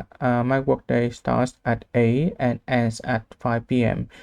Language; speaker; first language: English; non-native, learner; Vietnamese